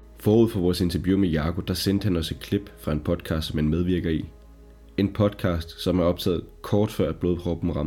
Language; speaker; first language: Danish; native; Danish